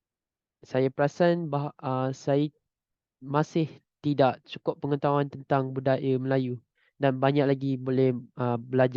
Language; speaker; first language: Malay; non-native, local second language; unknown